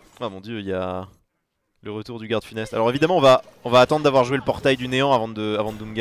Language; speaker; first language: French; native; French